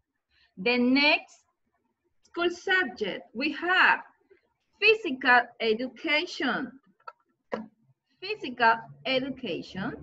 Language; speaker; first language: English; non-native, learner; Spanish